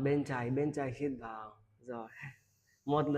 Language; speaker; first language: Vietnamese; non-native, learner; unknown